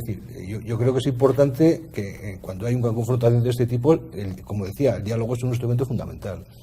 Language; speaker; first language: Spanish; native; Spanish